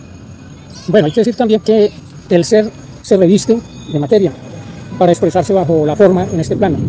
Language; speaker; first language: Spanish; native; Spanish